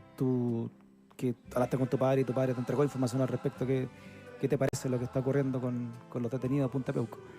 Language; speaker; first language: Spanish; native; Spanish